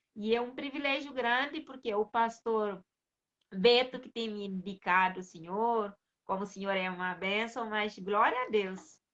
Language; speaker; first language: Portuguese; non-native, local second language; Kabuverdianu